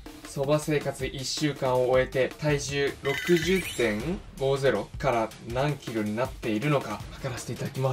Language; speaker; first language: Japanese; native; Japanese